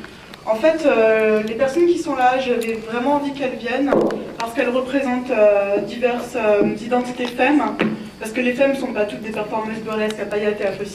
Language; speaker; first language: French; native; French